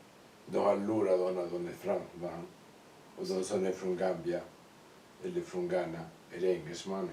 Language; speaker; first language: Swedish; non-native, learner; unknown